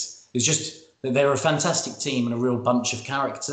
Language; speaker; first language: English; native; English